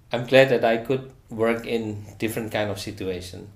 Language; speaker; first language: English; non-native, fluent; Indonesian